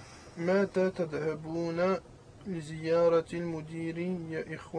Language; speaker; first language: Arabic; non-native, learner; French